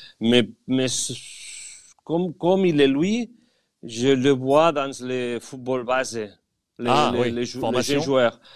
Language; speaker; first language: French; non-native, fluent; Spanish